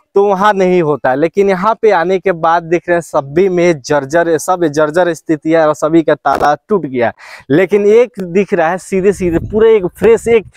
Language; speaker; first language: Hindi; native; Hindi